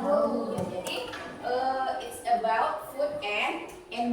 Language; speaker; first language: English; non-native, learner; Indonesian